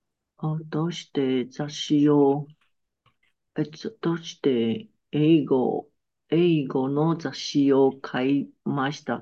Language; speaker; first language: Japanese; non-native, learner; Chinese